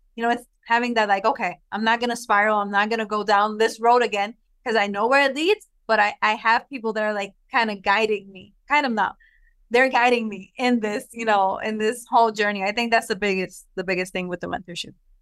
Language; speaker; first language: English; non-native, local second language; Spanish